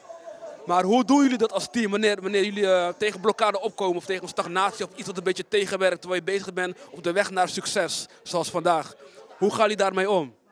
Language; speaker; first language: Dutch; native; Dutch